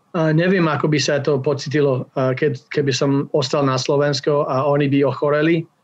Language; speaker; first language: Slovak; non-native, fluent; English